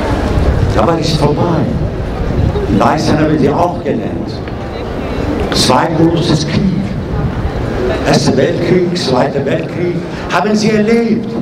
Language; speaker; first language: German; non-native, learner; Persian